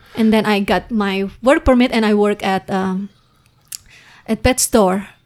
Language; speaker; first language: English; non-native, fluent; Indonesian